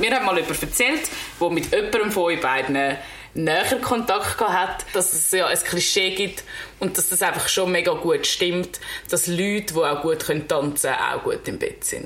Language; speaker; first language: German; native; German